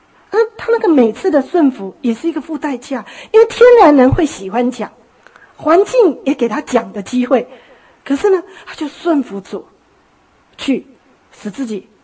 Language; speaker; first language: Chinese; native; Chinese